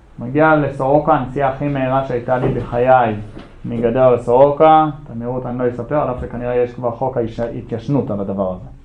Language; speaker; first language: Hebrew; early bilingual, other home language; English